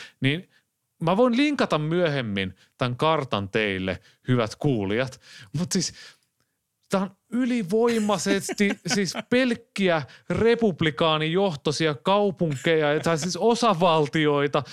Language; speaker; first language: Finnish; native; Finnish